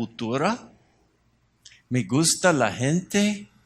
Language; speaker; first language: Spanish; non-native, learner; English